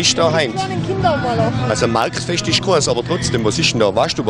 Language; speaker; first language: German; native; German